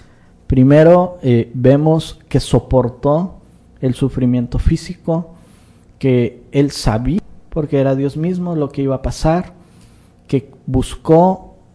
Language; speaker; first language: Spanish; native; Spanish